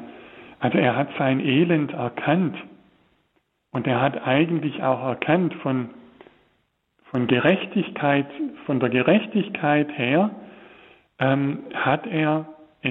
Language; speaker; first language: German; native; German